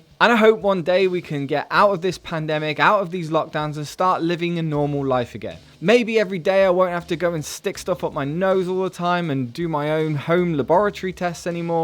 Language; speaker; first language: English; native; English